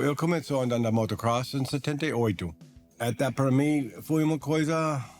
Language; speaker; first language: Portuguese; non-native, learner; English